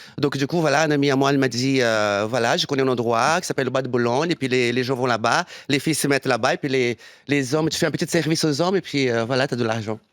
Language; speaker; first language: French; non-native, fluent; Portuguese